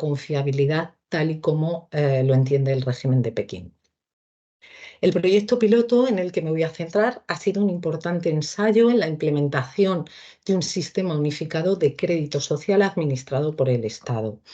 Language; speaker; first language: Spanish; native; Spanish